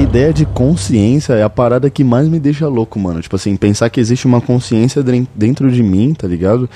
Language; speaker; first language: Portuguese; native; Portuguese